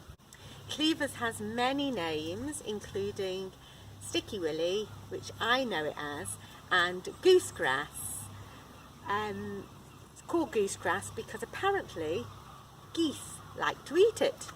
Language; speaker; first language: English; native; English